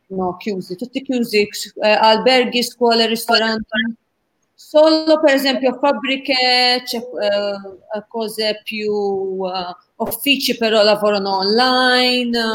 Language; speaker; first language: Italian; non-native, fluent; Maltese